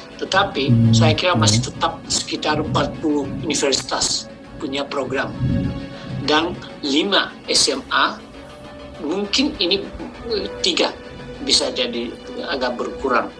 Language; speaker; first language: Indonesian; non-native, fluent; Japanese